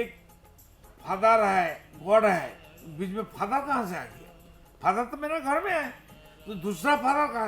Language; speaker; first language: Hindi; non-native, local second language; Bangla